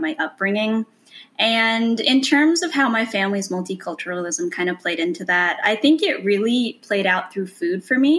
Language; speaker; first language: English; native; English